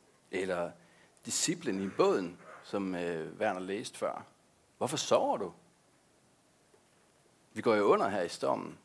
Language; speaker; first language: Danish; native; Danish